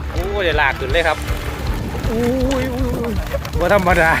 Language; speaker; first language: Thai; native; Thai